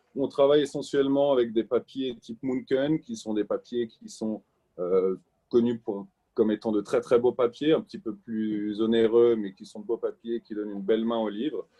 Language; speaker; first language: French; native; French